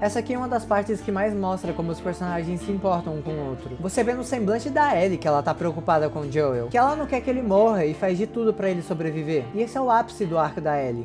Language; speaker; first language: Portuguese; native; Portuguese